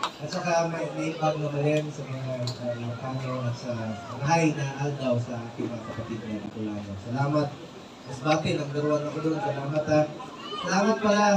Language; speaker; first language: Filipino; non-native, local second language; Cebuano